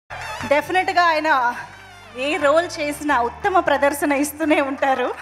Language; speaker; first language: Telugu; native; Telugu